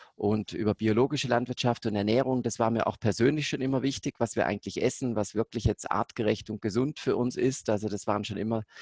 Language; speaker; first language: German; native; German